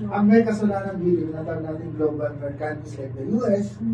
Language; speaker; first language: Filipino; native; Filipino